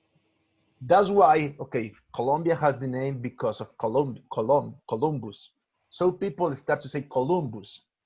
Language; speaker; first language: English; non-native, learner; Spanish